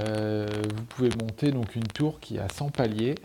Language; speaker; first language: French; native; French